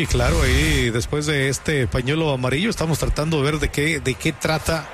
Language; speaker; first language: Spanish; native; Spanish